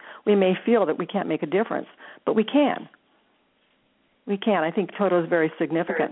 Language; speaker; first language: English; native; English